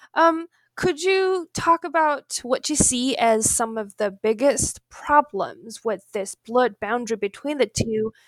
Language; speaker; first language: English; non-native, fluent; Chinese